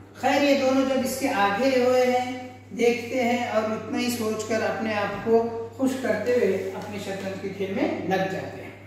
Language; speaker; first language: Urdu; native; Urdu